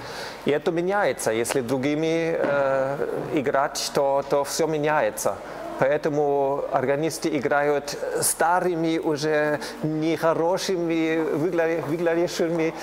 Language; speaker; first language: Russian; non-native, learner; German